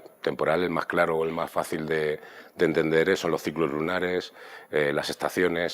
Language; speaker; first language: Spanish; native; Spanish